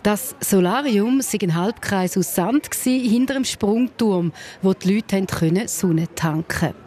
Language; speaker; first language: German; native; German